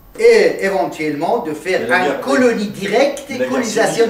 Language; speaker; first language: French; non-native, fluent; Persian